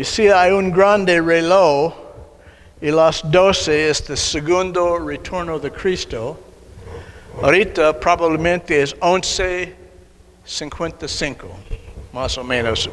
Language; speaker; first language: Spanish; non-native, learner; English